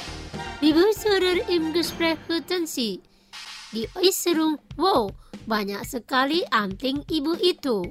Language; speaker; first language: German; non-native, learner; Indonesian